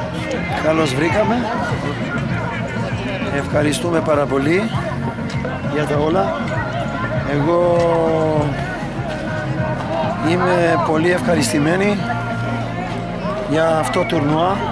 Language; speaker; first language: Greek; non-native, learner; Albanian